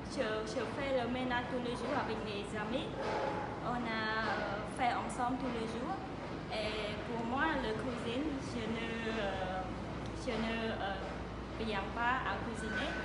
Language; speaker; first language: French; non-native, learner; Khmer